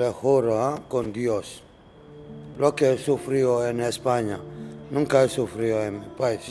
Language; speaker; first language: Spanish; non-native, learner; Arabic